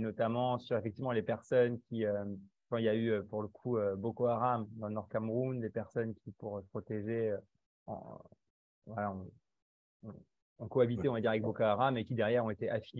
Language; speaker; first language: French; native; French